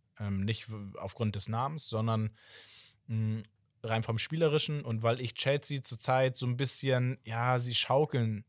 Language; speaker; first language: German; early bilingual, other home language; Portuguese